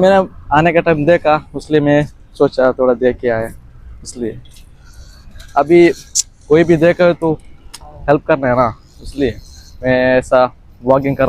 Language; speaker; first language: Hindi; non-native, local second language; Kannada